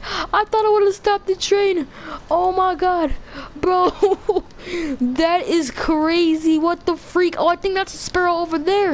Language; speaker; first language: English; native; English